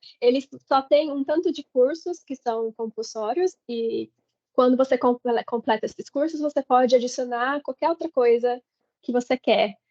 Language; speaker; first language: Portuguese; native; Portuguese